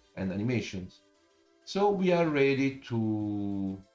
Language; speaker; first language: English; non-native, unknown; Italian